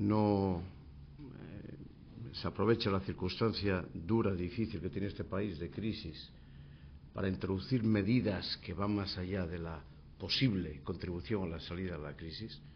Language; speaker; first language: Spanish; native; Spanish